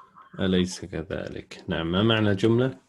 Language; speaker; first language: Arabic; non-native, fluent; English